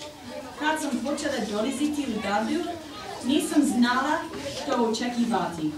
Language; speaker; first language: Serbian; non-native, learner; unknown